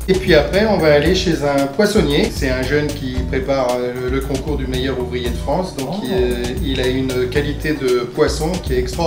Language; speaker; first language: French; native; French